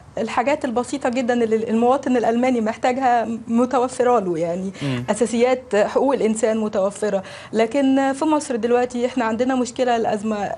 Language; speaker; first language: Arabic; native; Arabic